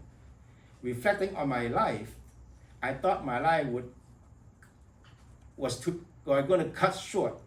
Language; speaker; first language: English; non-native, fluent; Vietnamese